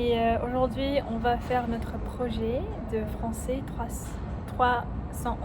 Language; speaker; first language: French; non-native, learner; English